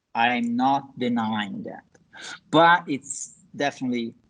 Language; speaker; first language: English; non-native, fluent; Italian